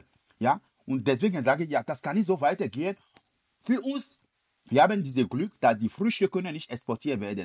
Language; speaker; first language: German; non-native, fluent; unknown